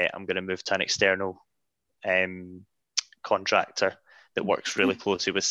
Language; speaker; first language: English; native; English